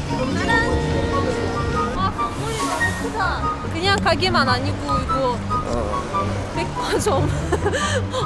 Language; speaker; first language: Korean; non-native, fluent; Russian